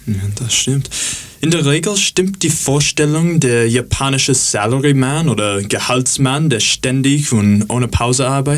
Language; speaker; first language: German; non-native, fluent; English